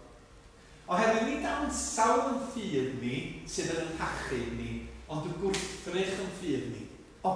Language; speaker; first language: Welsh; native; Welsh